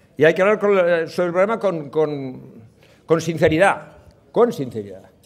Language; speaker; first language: Spanish; non-native, local second language; Catalan